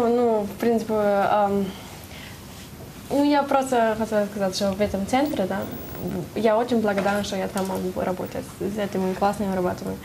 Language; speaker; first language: Russian; non-native, learner; German